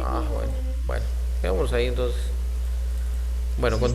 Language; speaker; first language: Spanish; native; Spanish